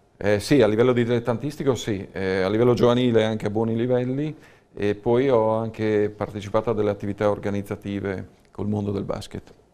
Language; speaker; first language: Italian; native; Italian